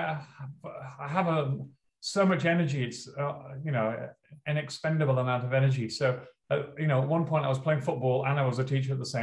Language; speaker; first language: English; native; English